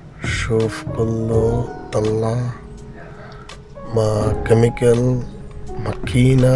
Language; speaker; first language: Arabic; non-native, learner; Bangla